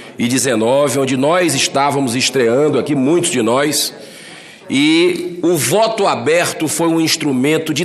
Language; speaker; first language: Portuguese; native; Portuguese